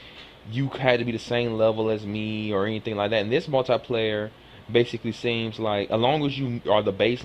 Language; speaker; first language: English; native; English